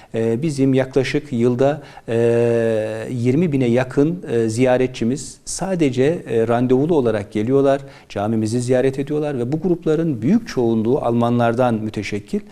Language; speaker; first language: Turkish; native; Turkish